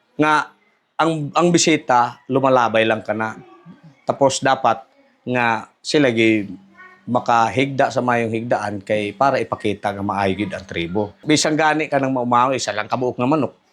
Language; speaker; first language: Cebuano; non-native, local second language; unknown